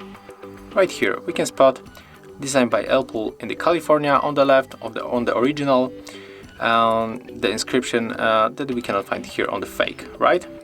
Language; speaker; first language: English; non-native, fluent; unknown